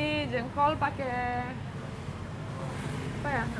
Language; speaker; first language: Indonesian; non-native, fluent; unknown